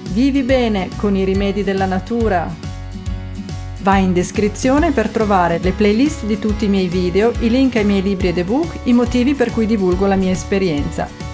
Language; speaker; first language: Italian; native; Italian